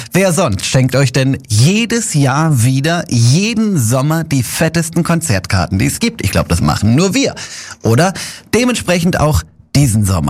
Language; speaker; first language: German; native; German